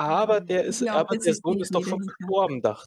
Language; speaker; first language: German; native; German